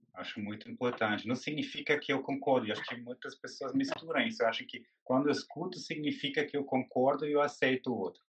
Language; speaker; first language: Portuguese; non-native, fluent; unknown